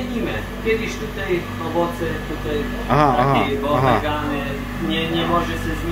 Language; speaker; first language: Polish; non-native, learner; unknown